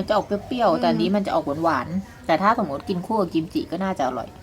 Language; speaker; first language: Thai; native; Thai